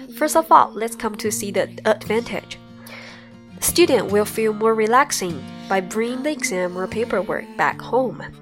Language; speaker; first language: English; non-native, fluent; Chinese